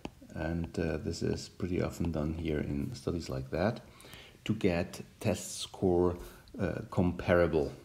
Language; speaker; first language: English; non-native, fluent; German